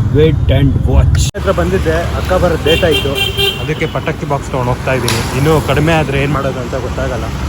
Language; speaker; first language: Kannada; native; Kannada